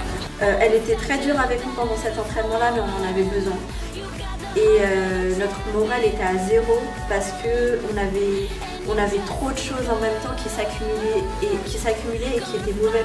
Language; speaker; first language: French; native; French